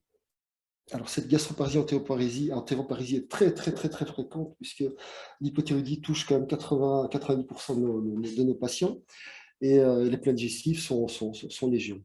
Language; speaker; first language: French; native; French